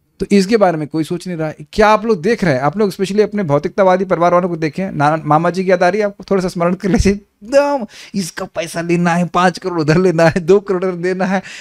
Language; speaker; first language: Hindi; native; Hindi